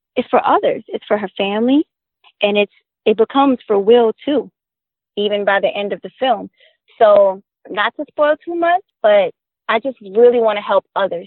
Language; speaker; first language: English; native; English